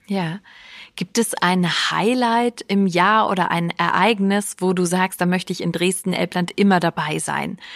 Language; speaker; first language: German; native; German